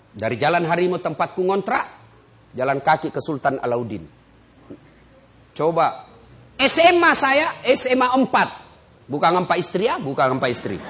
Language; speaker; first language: Indonesian; non-native, local second language; Buginese